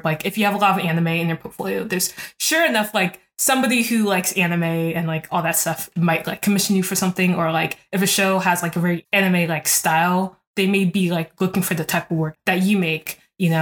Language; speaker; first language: English; native; English